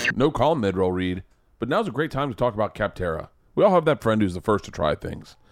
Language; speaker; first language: English; native; English